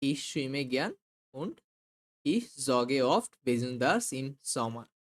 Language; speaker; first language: German; non-native, fluent; Bangla